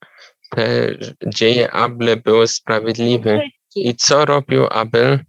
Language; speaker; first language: Polish; non-native, learner; German